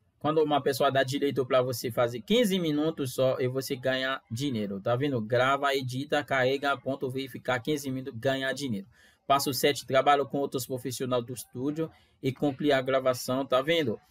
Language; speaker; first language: Portuguese; non-native, fluent; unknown